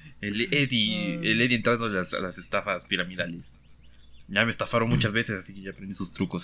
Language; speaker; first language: Spanish; native; Spanish